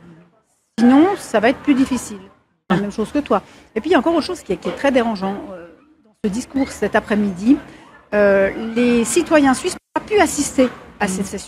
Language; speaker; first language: French; native; French